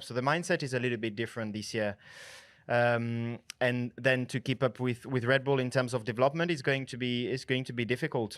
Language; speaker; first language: English; non-native, fluent; French